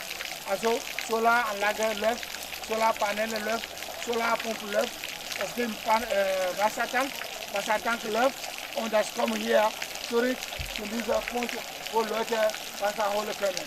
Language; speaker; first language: German; non-native, learner; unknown